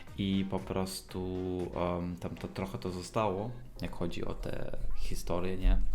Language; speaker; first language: Polish; early bilingual, heritage; Polish